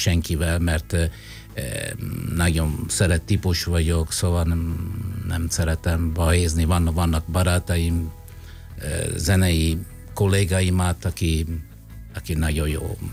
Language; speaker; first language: Hungarian; non-native, fluent; Italian